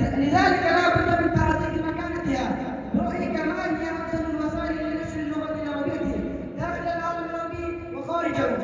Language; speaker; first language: Arabic; non-native, fluent; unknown